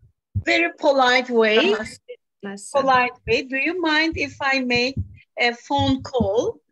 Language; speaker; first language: English; non-native, fluent; Turkish